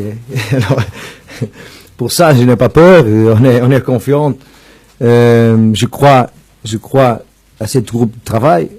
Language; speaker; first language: French; non-native, fluent; Portuguese